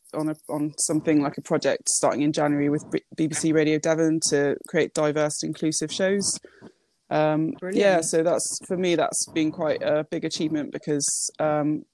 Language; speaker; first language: English; early bilingual, other home language; Japanese